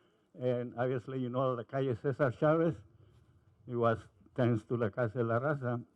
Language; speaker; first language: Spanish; early bilingual, heritage; Spanish